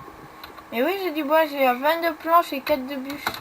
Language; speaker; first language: French; native; French